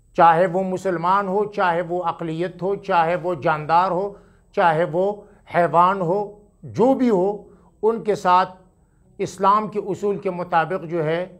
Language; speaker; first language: Urdu; non-native, local second language; Pashto